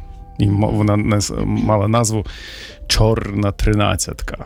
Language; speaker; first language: Ukrainian; native; Ukrainian